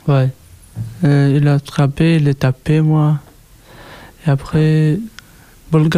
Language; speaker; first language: French; non-native, learner; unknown